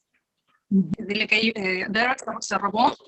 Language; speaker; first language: Spanish; native; Spanish